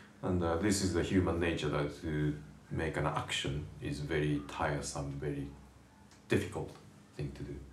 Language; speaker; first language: English; non-native, fluent; Japanese